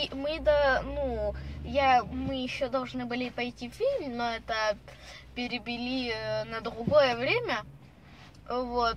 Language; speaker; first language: Russian; early bilingual, heritage; Russian